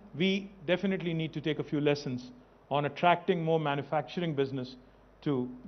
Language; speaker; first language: English; non-native, local second language; Telugu